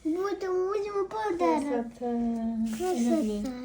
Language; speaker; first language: Russian; early bilingual, other home language; Tajik